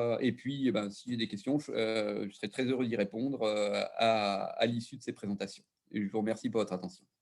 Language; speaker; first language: French; native; French